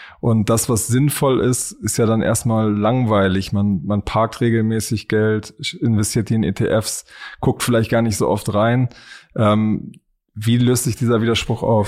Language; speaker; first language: German; native; German